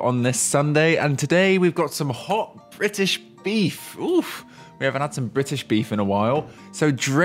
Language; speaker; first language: English; native; English